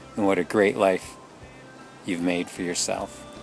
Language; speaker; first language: English; native; English